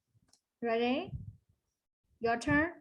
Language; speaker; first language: English; non-native, fluent; Chinese